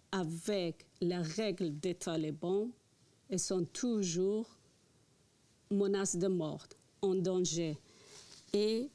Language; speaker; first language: French; non-native, learner; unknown